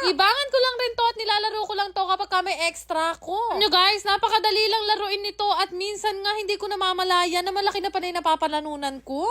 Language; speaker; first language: Filipino; native; Filipino